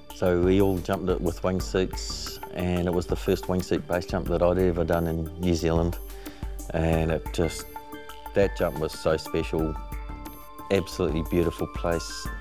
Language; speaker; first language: English; native; English